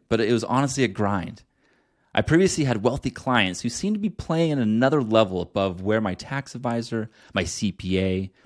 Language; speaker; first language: English; native; English